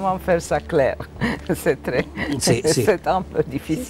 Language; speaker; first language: French; non-native, fluent; Romanian